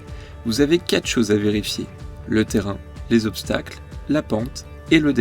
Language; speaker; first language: French; native; French